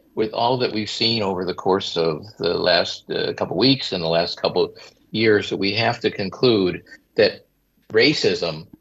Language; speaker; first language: English; native; English